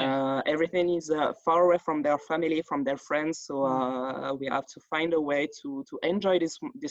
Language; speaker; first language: English; non-native, fluent; French